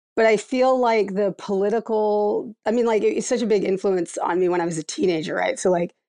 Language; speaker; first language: English; native; English